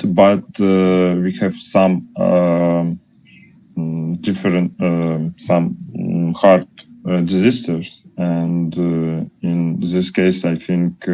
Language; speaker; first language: English; non-native, learner; Russian